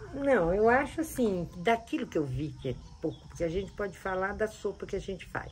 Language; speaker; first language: Portuguese; native; Portuguese